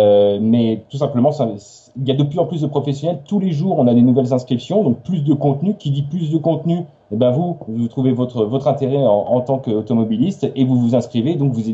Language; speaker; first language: French; native; French